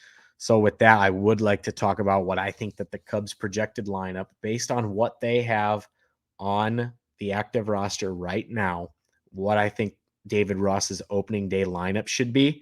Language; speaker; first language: English; native; English